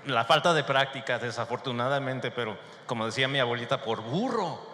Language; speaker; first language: Spanish; early bilingual, heritage; Spanish